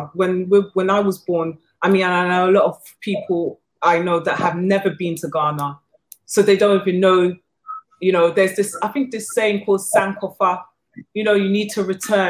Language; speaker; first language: English; native; English